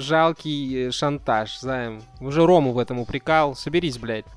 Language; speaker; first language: Russian; native; Russian